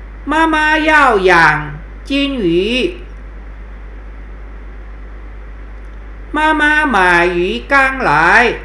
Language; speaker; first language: Chinese; non-native, fluent; Thai